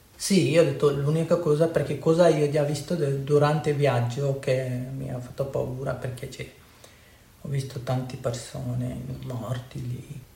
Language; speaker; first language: Italian; non-native, learner; Urdu